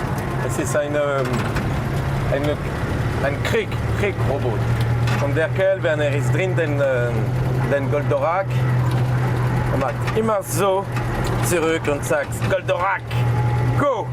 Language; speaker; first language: German; non-native, learner; French